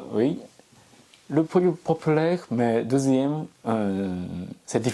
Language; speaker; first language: French; non-native, learner; Japanese